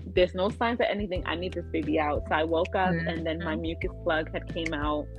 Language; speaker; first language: English; early bilingual, other home language; Akan